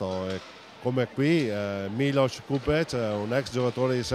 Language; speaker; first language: Italian; native; Italian